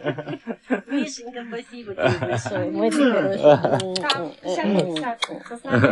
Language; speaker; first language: Russian; native; Russian